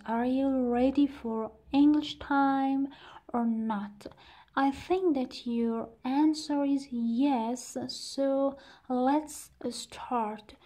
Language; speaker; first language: English; non-native, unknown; Persian